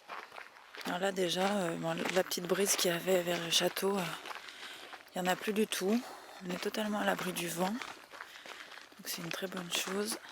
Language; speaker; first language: French; native; French